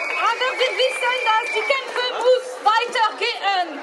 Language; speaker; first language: German; non-native, learner; French